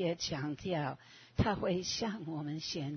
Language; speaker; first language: Chinese; non-native, fluent; English